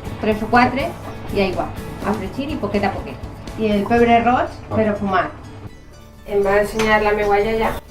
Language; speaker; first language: Catalan; non-native, local second language; Spanish